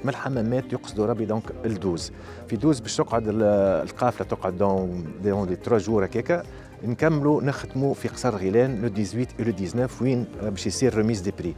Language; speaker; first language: Arabic; native; Arabic